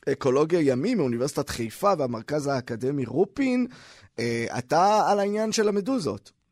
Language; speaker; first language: Hebrew; native; Hebrew